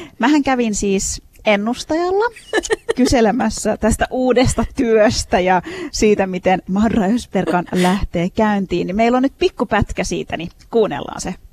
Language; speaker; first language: Finnish; early bilingual, other home language; Turkish